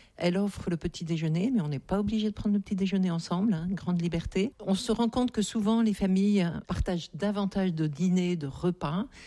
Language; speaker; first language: French; native; French